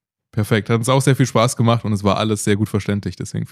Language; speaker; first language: German; native; German